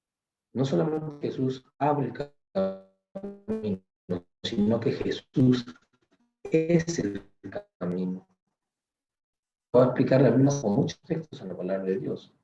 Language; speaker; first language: Spanish; native; Spanish